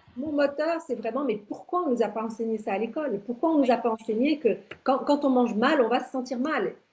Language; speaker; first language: French; early bilingual, other home language; English